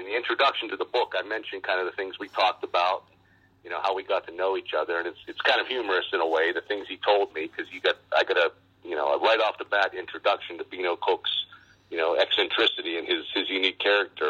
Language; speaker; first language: English; native; English